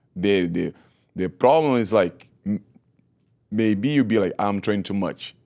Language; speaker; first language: English; non-native, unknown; Portuguese